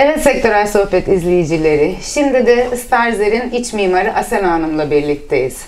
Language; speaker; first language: Turkish; native; Turkish